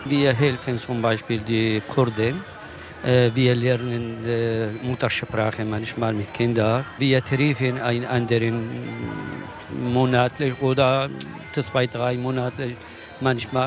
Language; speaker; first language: German; non-native, learner; Kurdish